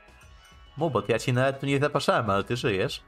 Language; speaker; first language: Polish; native; Polish